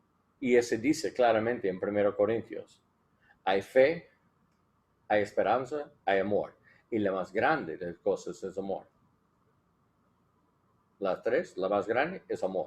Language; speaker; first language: Spanish; non-native, learner; English